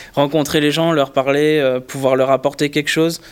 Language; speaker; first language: French; native; French